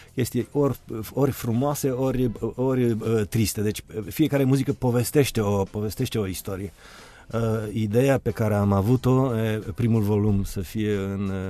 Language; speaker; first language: Romanian; early bilingual, heritage; Bulgarian